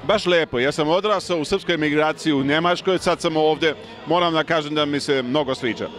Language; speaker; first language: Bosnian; early bilingual, heritage; Serbian